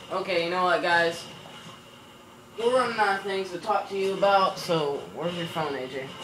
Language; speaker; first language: English; native; English